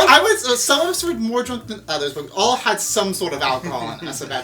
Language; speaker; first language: English; native; English